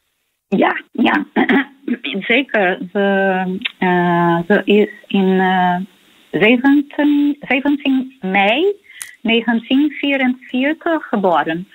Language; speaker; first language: Dutch; non-native, learner; Portuguese